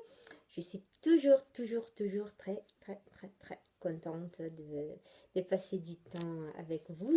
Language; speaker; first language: French; non-native, fluent; Italian